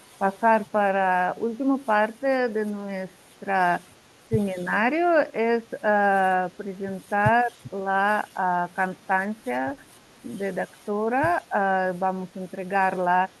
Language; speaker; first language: Spanish; non-native, learner; Russian